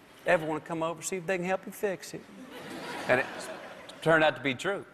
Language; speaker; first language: English; native; English